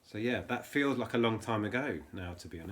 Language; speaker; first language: English; native; English